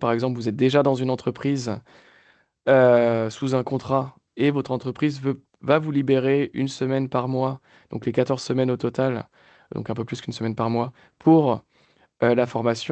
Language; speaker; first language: French; native; French